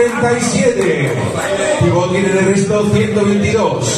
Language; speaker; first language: Spanish; native; Spanish